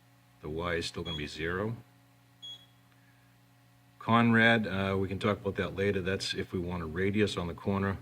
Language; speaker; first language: English; native; English